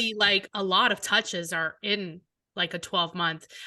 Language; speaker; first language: English; native; English